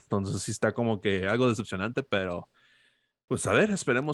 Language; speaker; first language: Spanish; early bilingual, heritage; Spanish